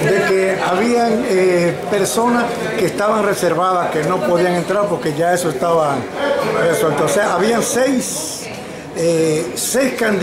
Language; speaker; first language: Spanish; native; Spanish